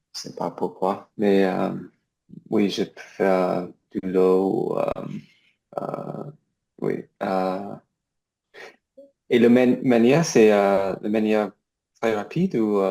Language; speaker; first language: French; non-native, learner; English